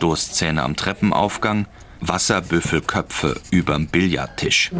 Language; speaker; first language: German; native; German